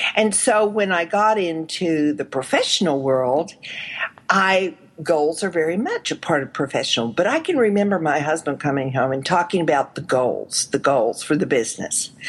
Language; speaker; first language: English; native; English